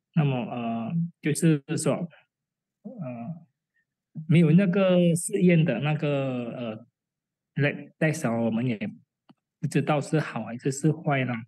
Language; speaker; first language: Chinese; early bilingual, heritage; Chinese